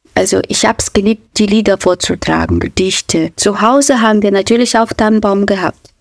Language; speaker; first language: German; non-native, fluent; Russian